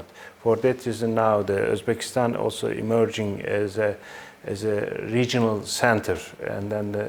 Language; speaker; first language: English; non-native, fluent; Turkish